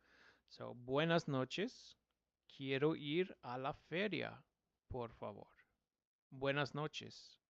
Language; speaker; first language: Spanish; non-native, fluent; English